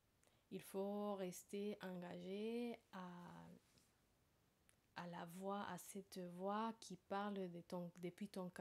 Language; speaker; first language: French; non-native, fluent; Spanish